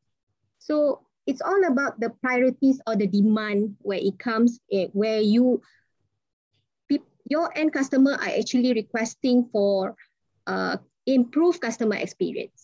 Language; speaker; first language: English; non-native, local second language; Malay